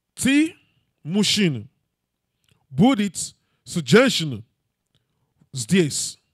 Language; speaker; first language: Russian; non-native, learner; English